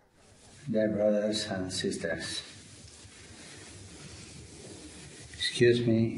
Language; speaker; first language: English; non-native, learner; Italian